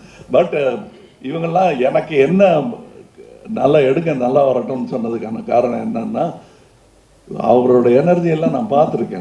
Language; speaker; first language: Tamil; native; Tamil